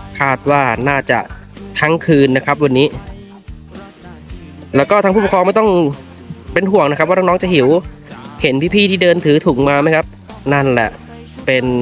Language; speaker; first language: Thai; native; Thai